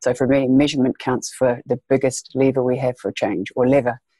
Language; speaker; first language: English; native; English